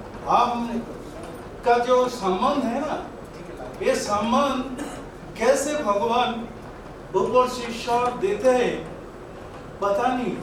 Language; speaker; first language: Hindi; non-native, local second language; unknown